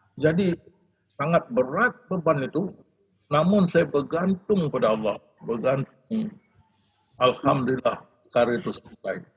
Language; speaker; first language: Malay; native; Malay